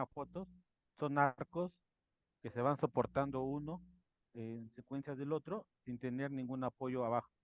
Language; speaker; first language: Spanish; native; Spanish